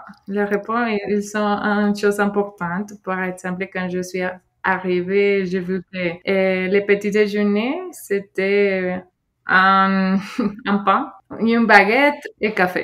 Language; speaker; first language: French; non-native, fluent; Spanish